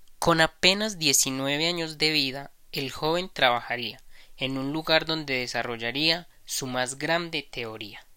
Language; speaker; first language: Spanish; native; Spanish